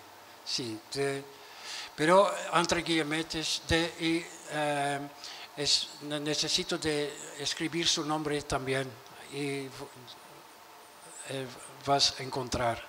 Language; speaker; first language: Spanish; non-native, learner; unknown